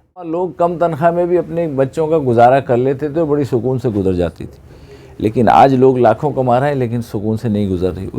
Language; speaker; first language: Urdu; native; Urdu